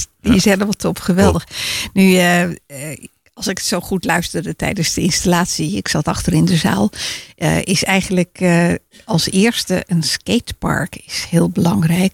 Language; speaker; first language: Dutch; native; Dutch